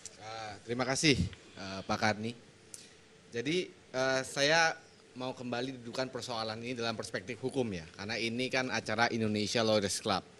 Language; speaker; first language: Indonesian; native; Indonesian